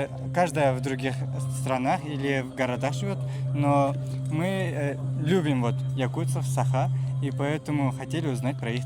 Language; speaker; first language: Russian; non-native, fluent; Turkish